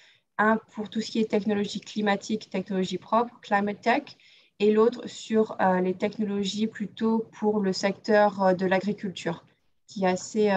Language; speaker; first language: French; native; French